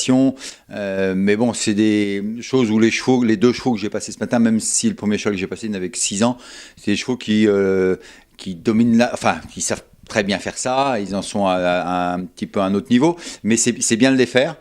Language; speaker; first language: French; native; French